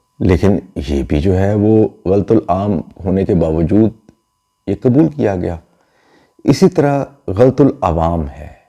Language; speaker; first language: Urdu; non-native, local second language; Punjabi